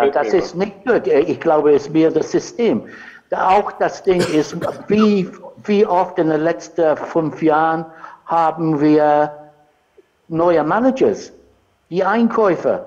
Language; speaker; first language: German; non-native, fluent; English